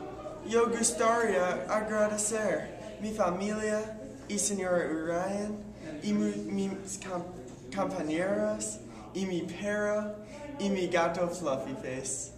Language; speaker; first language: Spanish; non-native, learner; English